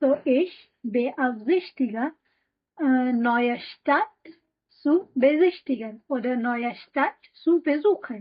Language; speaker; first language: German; non-native, fluent; Hindi